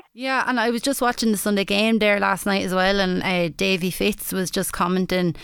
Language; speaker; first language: English; native; English